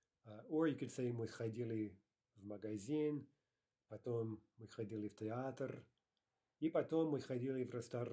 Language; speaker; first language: Russian; non-native, fluent; English